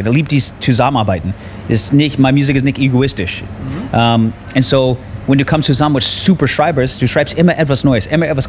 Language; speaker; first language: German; non-native, learner; English